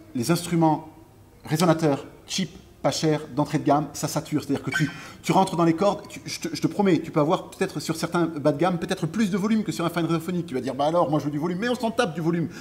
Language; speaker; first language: French; native; French